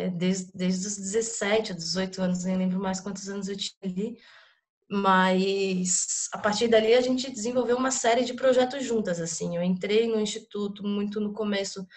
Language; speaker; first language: Portuguese; native; Portuguese